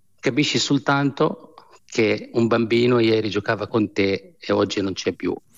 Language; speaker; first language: Italian; non-native, fluent; Arabic